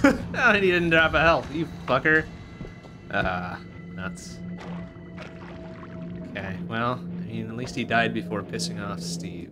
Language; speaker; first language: English; native; English